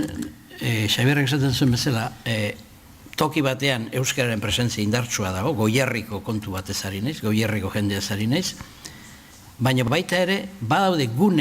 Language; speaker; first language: Basque; native; Basque